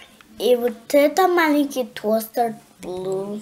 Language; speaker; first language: Russian; early bilingual, heritage; Russian